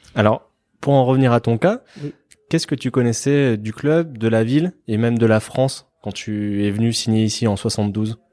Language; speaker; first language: French; native; French